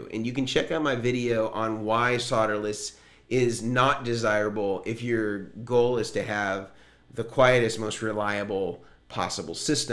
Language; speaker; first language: English; native; English